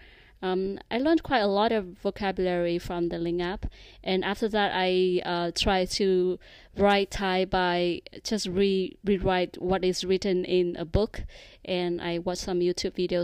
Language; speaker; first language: English; non-native, fluent; Vietnamese